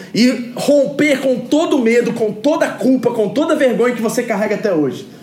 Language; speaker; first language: Portuguese; early bilingual, other home language; English